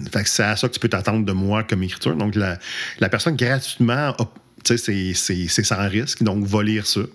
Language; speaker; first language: French; native; French